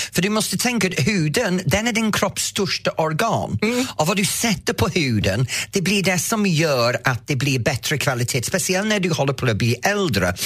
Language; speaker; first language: Swedish; non-native, fluent; English